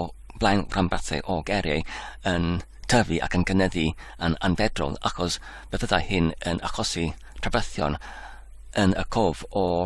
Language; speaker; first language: Welsh; non-native, learner; Polish